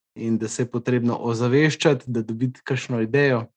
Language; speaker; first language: Slovenian; native; Slovenian